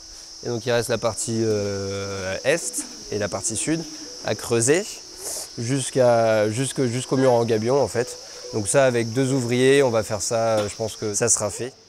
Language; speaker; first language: French; native; French